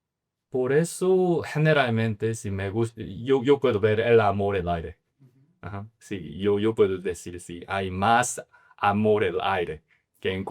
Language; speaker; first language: Spanish; non-native, learner; Korean